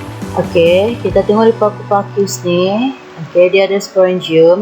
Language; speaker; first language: Malay; native; Malay